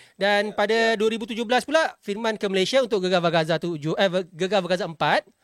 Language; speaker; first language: Malay; native; Malay